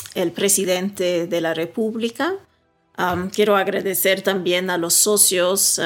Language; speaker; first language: Spanish; early bilingual, heritage; Swedish